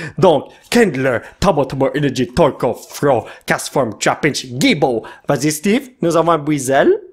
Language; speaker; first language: French; native; French